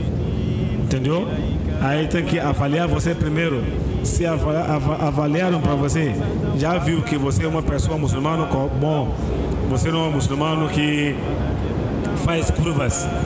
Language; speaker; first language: Portuguese; non-native, learner; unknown